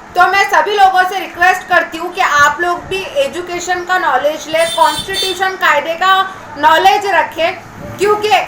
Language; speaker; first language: Hindi; native; Hindi